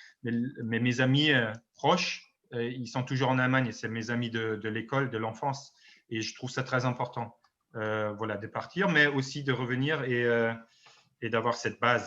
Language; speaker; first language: French; non-native, fluent; German